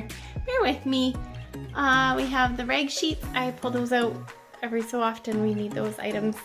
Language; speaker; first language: English; native; English